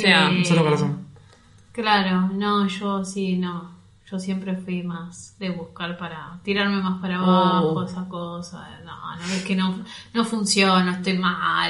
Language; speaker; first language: Spanish; native; Spanish